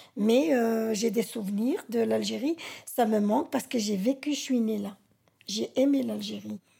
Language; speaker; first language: French; early bilingual, other home language; Arabic